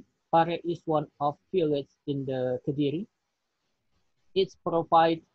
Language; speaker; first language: English; non-native, learner; Indonesian